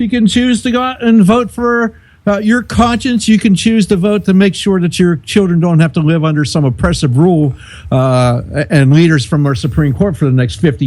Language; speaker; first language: English; native; English